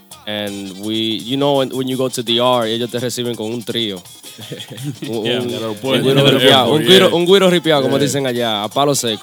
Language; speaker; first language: English; native; English